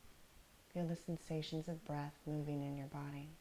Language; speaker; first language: English; native; English